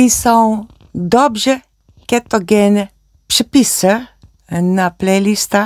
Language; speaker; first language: Polish; non-native, learner; Dutch